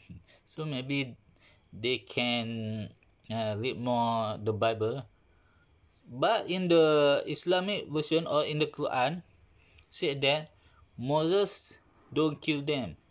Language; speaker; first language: English; non-native, learner; Malay